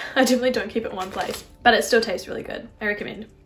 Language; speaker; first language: English; native; English